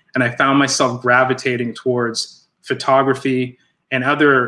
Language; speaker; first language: English; native; English